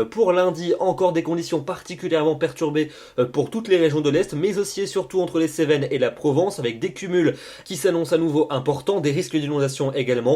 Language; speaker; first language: French; native; French